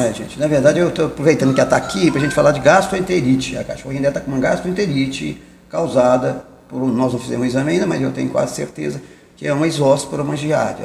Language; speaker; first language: Portuguese; native; Portuguese